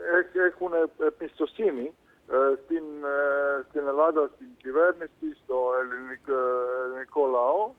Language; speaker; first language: Greek; non-native, fluent; Serbian